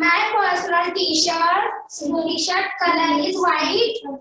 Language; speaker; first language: English; non-native, learner; Marathi